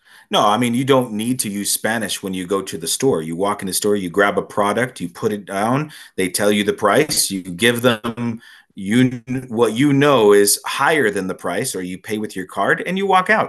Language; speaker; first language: English; native; English